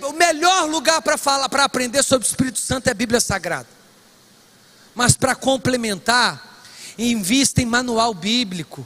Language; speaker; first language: Portuguese; native; Portuguese